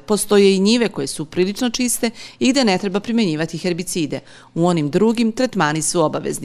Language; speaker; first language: Serbian; native; Serbian